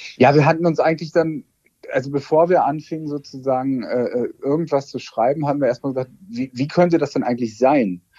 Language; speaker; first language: German; native; German